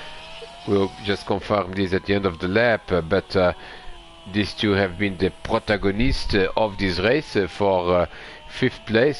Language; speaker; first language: English; non-native, fluent; Portuguese